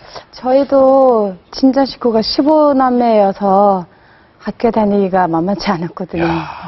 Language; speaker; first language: Korean; non-native, fluent; Filipino